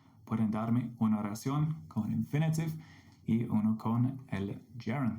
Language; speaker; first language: Spanish; non-native, fluent; English